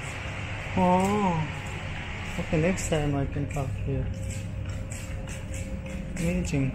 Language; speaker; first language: English; non-native, learner; Korean